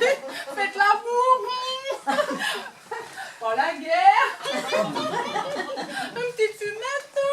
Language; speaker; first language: French; native; French